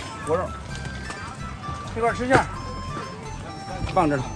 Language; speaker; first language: Chinese; native; Chinese